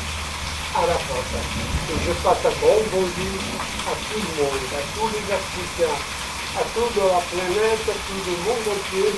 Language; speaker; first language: French; non-native, local second language; Arabic